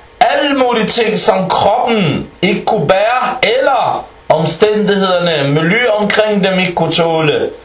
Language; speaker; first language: Danish; non-native, fluent; Arabic